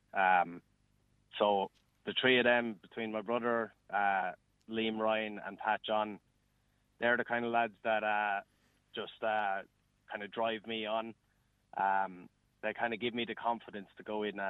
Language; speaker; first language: English; native; English